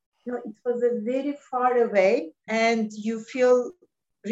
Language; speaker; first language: English; non-native, fluent; Turkish